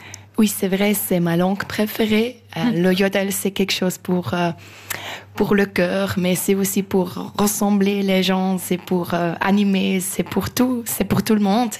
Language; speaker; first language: French; non-native, local second language; Swiss German